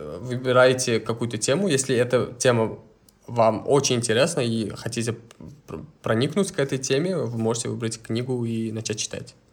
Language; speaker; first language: Russian; non-native, local second language; Uzbek